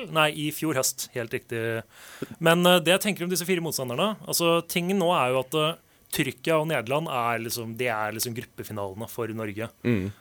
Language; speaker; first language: Norwegian; non-native, fluent; Portuguese